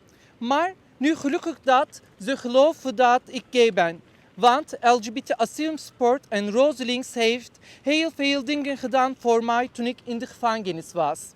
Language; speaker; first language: Dutch; non-native, fluent; Turkish